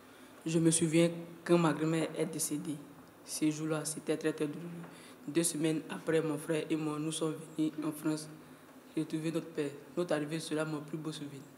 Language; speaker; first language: French; non-native, learner; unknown